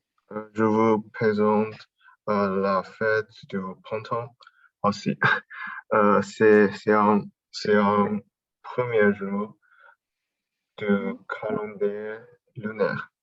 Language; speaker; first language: French; non-native, learner; Chinese